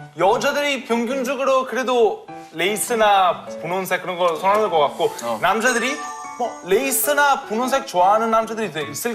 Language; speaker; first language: Korean; non-native, fluent; Italian